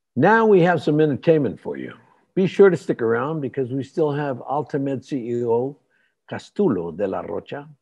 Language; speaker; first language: English; native; English